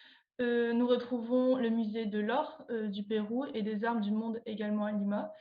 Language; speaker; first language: French; native; French